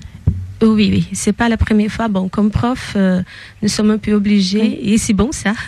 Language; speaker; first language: French; non-native, fluent; Portuguese